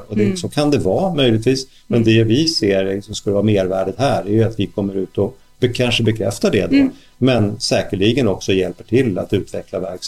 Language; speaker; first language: Swedish; native; Swedish